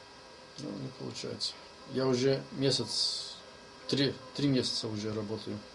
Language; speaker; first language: Russian; non-native, learner; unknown